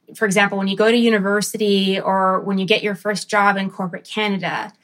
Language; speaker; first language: English; early bilingual, other home language; Arabic